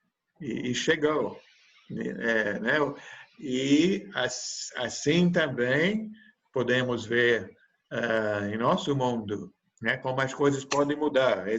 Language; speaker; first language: Portuguese; native; Portuguese